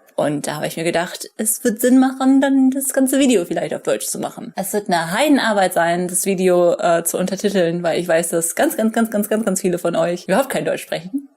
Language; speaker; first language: German; native; German